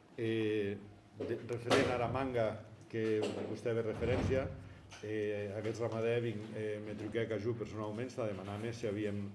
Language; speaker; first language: Catalan; non-native, local second language; Occitan